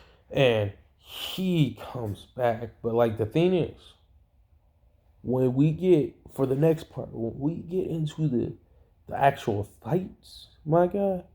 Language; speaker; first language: English; native; English